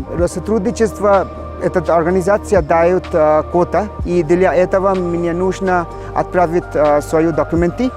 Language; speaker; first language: Russian; non-native, learner; Bangla